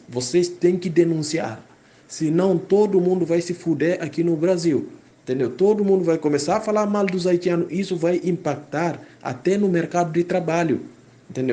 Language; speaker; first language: Portuguese; non-native, fluent; Haitian Creole